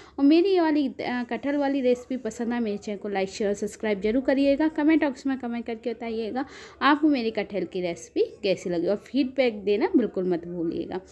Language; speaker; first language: Hindi; native; Hindi